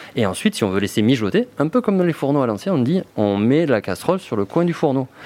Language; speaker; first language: French; native; French